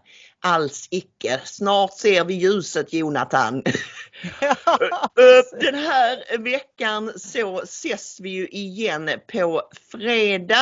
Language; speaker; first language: Swedish; native; Swedish